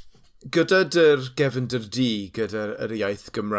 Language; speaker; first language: Welsh; non-native, local second language; English